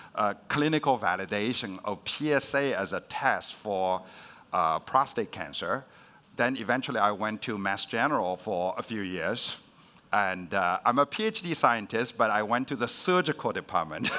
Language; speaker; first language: English; non-native, fluent; Chinese